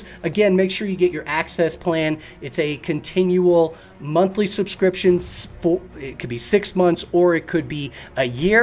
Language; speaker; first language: English; native; English